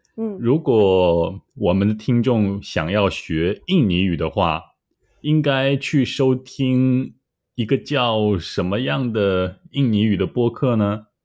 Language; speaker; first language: Chinese; native; Chinese